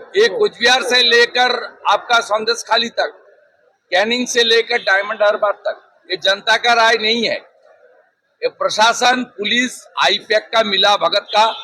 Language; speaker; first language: Hindi; non-native, local second language; Bangla